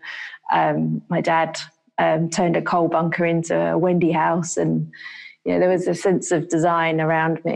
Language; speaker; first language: English; native; English